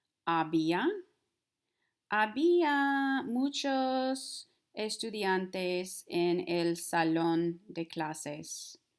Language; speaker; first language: Spanish; non-native, fluent; English